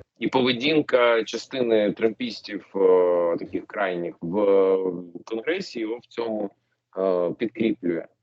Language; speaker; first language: Ukrainian; non-native, local second language; Russian